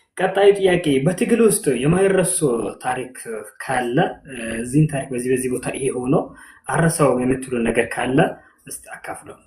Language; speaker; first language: Amharic; non-native, local second language; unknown